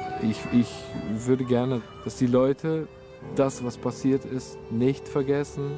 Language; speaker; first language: German; non-native, fluent; Albanian